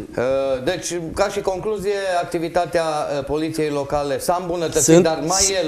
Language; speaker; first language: Romanian; native; Romanian